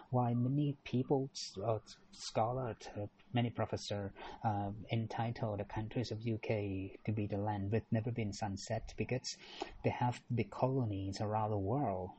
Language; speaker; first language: English; non-native, learner; Thai